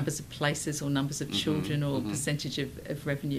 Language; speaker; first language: English; native; English